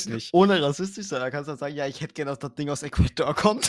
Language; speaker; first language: German; native; German